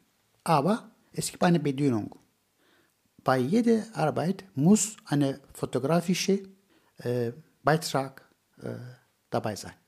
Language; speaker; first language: German; non-native, fluent; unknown